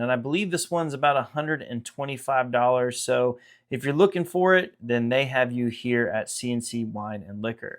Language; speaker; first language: English; native; English